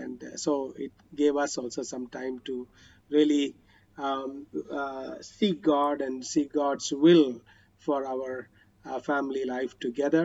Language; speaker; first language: English; non-native, local second language; Malayalam